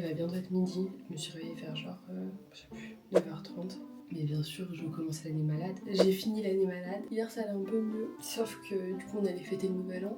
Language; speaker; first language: French; native; French